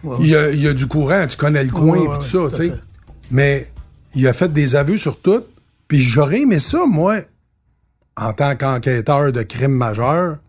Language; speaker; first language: French; native; French